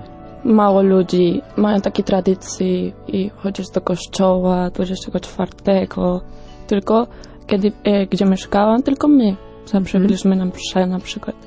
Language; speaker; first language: Polish; early bilingual, heritage; Spanish